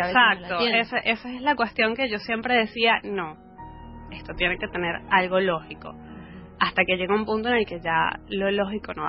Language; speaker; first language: Spanish; native; Spanish